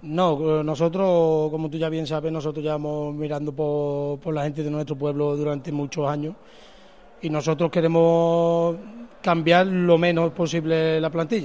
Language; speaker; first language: Spanish; native; Spanish